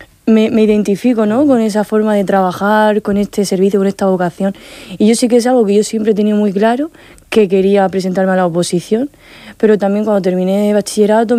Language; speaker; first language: Spanish; native; Spanish